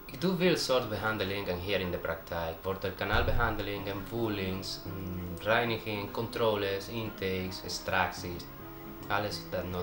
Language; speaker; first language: Dutch; non-native, learner; Spanish